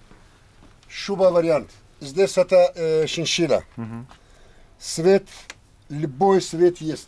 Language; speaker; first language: Russian; non-native, learner; Turkish